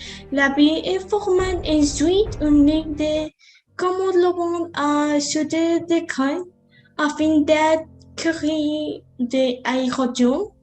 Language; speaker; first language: French; non-native, learner; Spanish